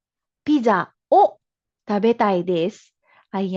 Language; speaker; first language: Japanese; non-native, fluent; Filipino